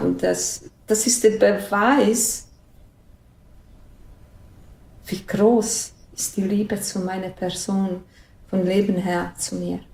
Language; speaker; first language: German; non-native, fluent; Bosnian